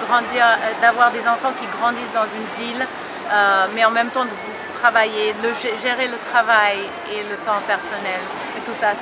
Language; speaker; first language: French; early bilingual, heritage; French